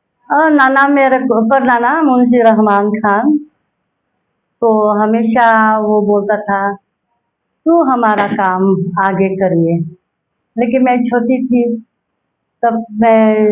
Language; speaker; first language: Hindi; early bilingual, heritage; Hindi